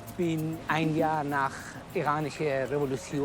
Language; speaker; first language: German; non-native, fluent; Persian